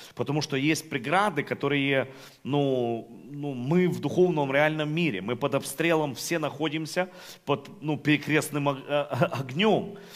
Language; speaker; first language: Russian; non-native, local second language; Ukrainian